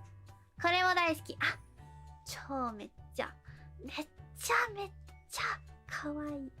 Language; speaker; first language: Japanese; non-native, learner; English